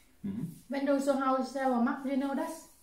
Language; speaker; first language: German; non-native, learner; Vietnamese